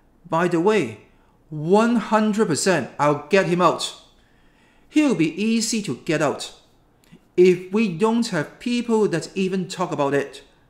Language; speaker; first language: English; non-native, local second language; Cantonese